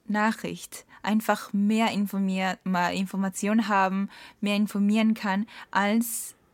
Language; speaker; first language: German; non-native, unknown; Japanese